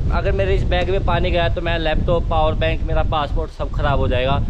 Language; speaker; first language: Hindi; native; Hindi